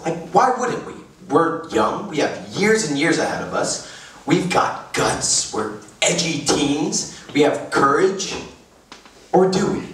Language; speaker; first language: English; native; English